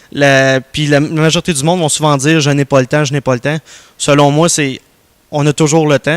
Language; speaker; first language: French; native; French